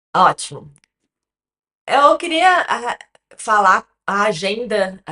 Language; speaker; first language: Portuguese; early bilingual, other home language; English